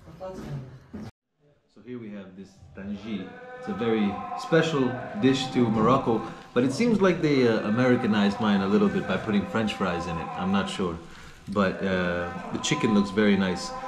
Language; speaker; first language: English; native; English